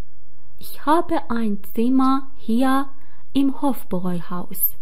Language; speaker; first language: German; non-native, fluent; Persian